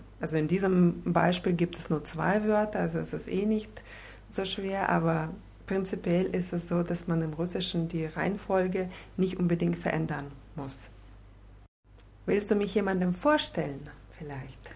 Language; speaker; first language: German; non-native, fluent; Russian